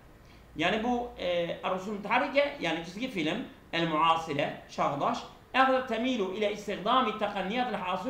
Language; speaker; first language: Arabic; non-native, fluent; Turkish